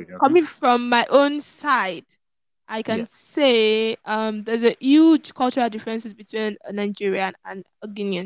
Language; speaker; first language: English; non-native, local second language; Yoruba